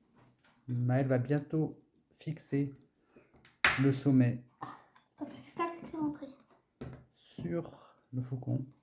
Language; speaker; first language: French; native; French